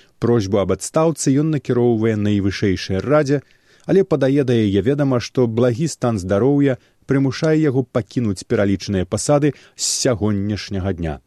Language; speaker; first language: Belarusian; native; Belarusian